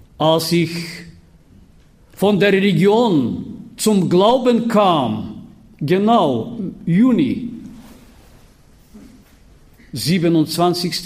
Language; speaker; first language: German; non-native, fluent; Bulgarian